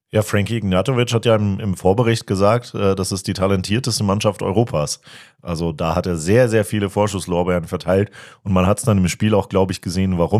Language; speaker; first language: German; native; German